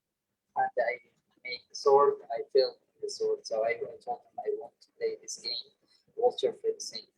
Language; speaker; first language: English; non-native, learner; Arabic